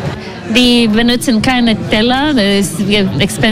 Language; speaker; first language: German; non-native, learner; Latvian